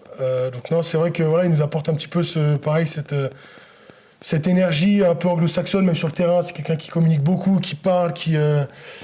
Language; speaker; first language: French; native; French